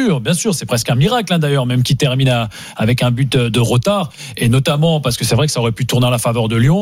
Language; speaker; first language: French; native; French